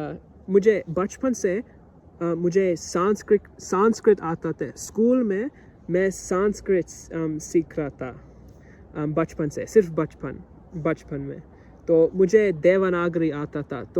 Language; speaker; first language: Hindi; non-native, learner; English